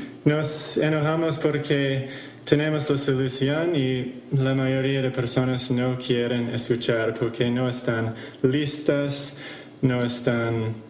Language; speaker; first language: Spanish; non-native, fluent; English